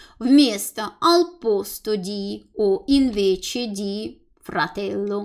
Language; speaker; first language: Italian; non-native, fluent; Russian